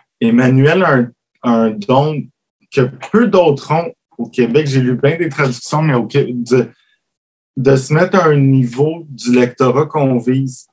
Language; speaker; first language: French; native; French